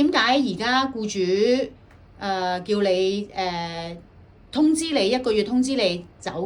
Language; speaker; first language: Chinese; native; Chinese